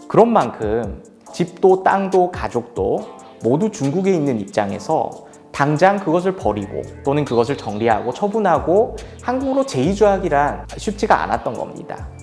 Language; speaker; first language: Korean; native; Korean